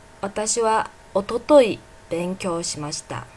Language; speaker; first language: Japanese; non-native, fluent; Chinese